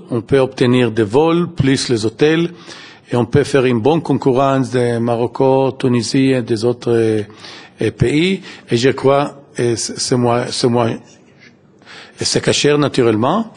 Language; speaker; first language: French; non-native, fluent; Hebrew